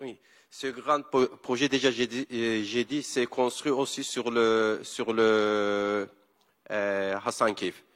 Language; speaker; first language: French; non-native, learner; Kurdish